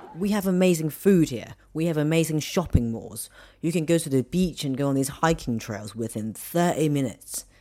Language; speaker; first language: English; non-native, local second language; Cantonese